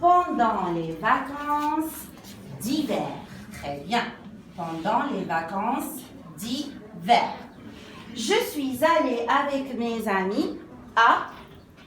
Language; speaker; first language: French; non-native, local second language; Arabic